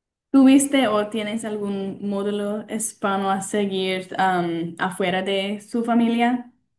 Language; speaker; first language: Spanish; non-native, learner; English